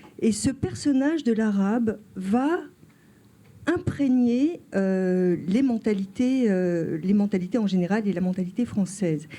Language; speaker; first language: French; early bilingual, other home language; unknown